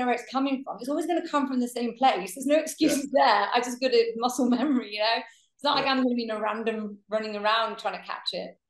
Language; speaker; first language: English; native; English